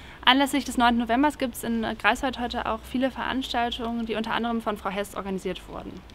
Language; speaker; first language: German; native; German